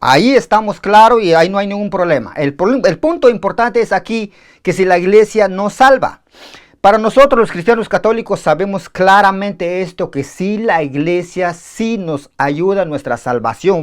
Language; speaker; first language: Spanish; native; Spanish